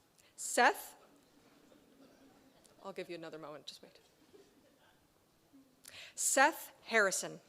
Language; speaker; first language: English; native; English